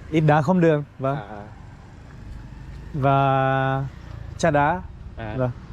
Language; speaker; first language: Vietnamese; non-native, fluent; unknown